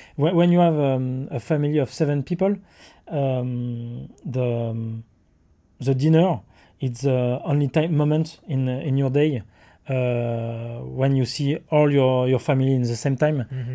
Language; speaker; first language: English; non-native, learner; French